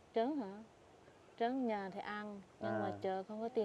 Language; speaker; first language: Vietnamese; non-native, local second language; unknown